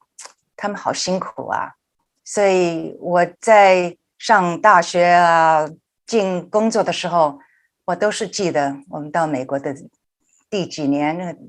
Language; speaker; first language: Chinese; early bilingual, heritage; Chinese